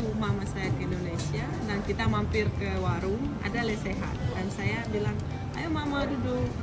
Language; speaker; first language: Indonesian; non-native, fluent; Russian